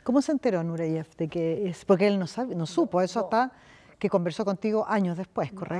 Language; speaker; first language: Spanish; native; Spanish